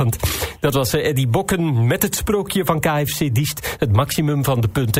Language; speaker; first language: Dutch; native; Dutch